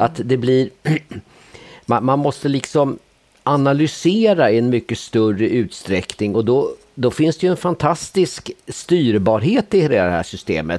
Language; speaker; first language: Swedish; native; Swedish